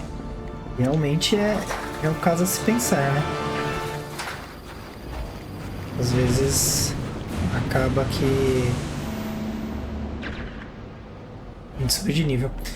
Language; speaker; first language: Portuguese; native; Portuguese